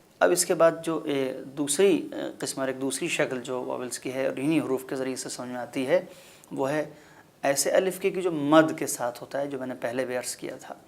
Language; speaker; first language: Urdu; native; Urdu